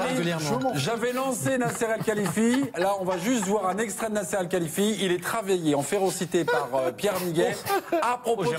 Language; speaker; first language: French; native; French